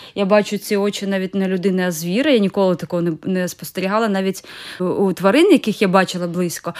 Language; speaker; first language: Ukrainian; native; Ukrainian